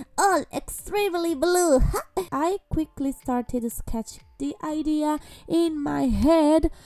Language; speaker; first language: English; non-native, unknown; Italian